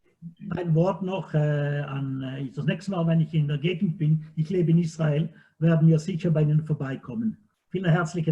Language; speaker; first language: German; non-native, fluent; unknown